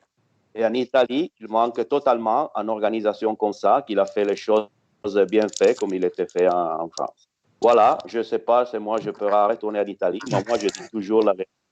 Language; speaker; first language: French; non-native, fluent; Italian